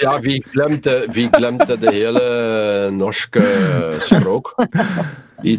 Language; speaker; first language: Norwegian; non-native, fluent; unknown